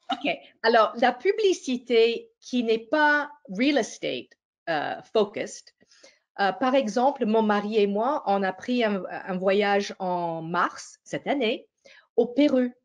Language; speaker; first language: French; non-native, fluent; English